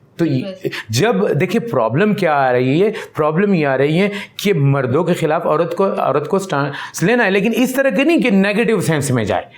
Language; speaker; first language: Urdu; non-native, local second language; Pashto